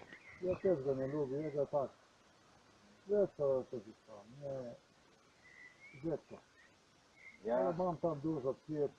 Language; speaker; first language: Polish; non-native, learner; Slovenian